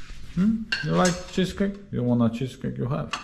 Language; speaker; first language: English; non-native, fluent; Polish